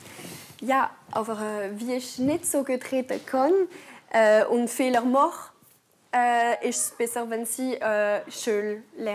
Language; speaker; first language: German; non-native, learner; French